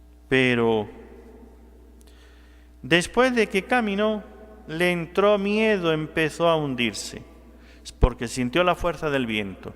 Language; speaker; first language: Spanish; native; Spanish